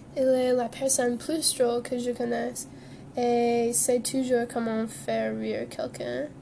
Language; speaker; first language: French; non-native, learner; English